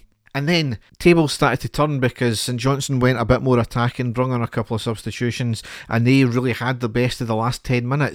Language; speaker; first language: English; native; English